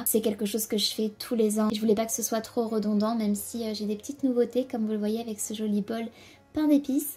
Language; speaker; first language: French; native; French